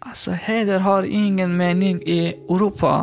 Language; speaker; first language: Swedish; non-native, learner; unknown